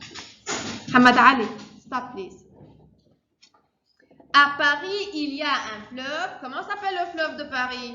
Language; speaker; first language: French; non-native, fluent; Arabic